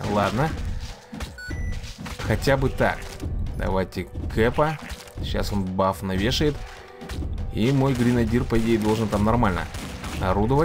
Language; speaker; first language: Russian; native; Russian